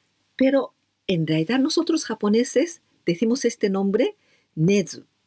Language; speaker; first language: Spanish; non-native, learner; Japanese